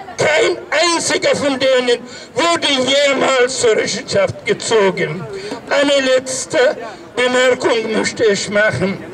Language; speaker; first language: German; non-native, fluent; Arabic